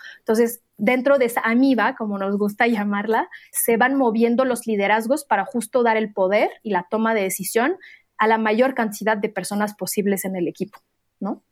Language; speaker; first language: Spanish; non-native, fluent; Arabic